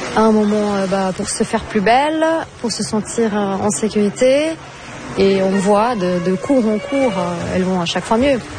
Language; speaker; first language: French; non-native, fluent; Portuguese